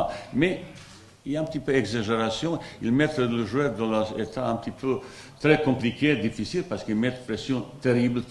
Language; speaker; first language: French; non-native, fluent; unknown